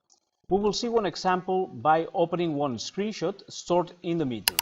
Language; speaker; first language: English; non-native, fluent; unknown